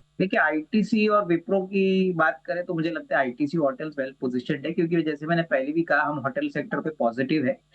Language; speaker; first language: Hindi; native; Hindi